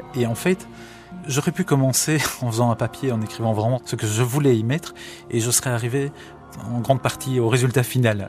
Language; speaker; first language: French; native; French